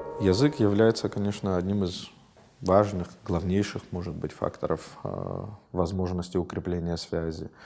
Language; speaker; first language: Russian; non-native, local second language; Abkhazian